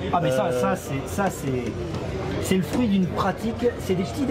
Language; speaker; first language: French; native; French